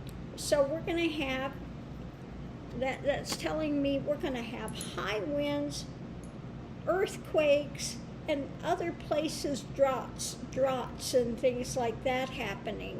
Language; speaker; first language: English; native; English